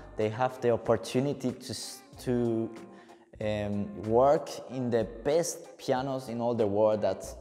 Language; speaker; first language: English; non-native, fluent; Spanish